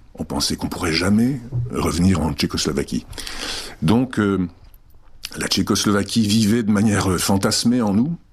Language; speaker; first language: French; early bilingual, other home language; Czech